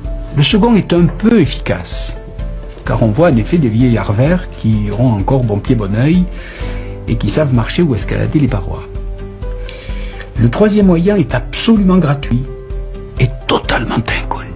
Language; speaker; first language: French; native; French